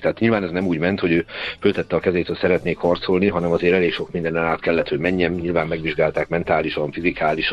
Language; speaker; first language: Hungarian; native; Hungarian